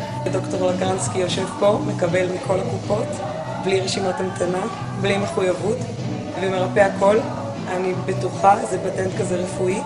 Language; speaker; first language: Hebrew; native; Hebrew